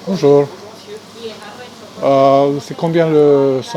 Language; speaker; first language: French; non-native, fluent; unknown